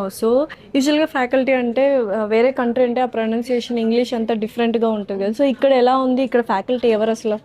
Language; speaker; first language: Telugu; native; Telugu